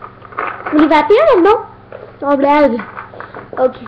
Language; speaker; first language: French; native; French